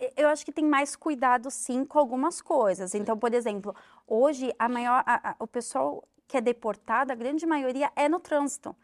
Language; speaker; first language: Portuguese; native; Portuguese